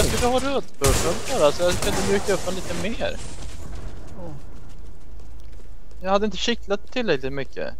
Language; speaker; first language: Swedish; native; Swedish